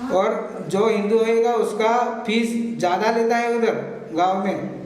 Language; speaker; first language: Hindi; non-native, local second language; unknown